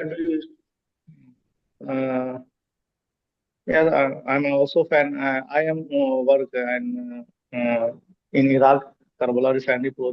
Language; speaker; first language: English; non-native, local second language; Hindi